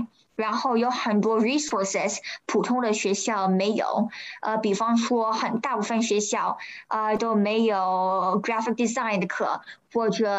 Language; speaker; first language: Chinese; early bilingual, heritage; Chinese